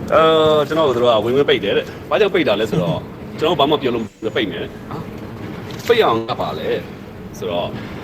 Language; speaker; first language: Burmese; native; Burmese